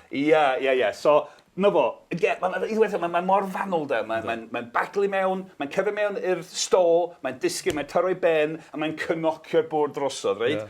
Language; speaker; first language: Welsh; non-native, fluent; English